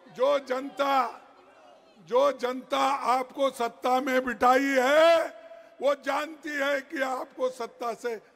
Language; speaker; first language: Hindi; non-native, local second language; Kannada